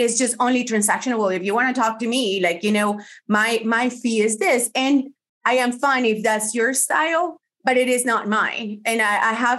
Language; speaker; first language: English; non-native, fluent; Spanish